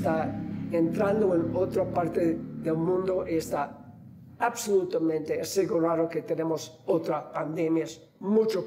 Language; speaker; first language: Spanish; non-native, fluent; English